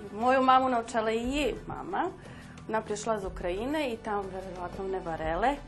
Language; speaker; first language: Ukrainian; early bilingual, heritage; Ukrainian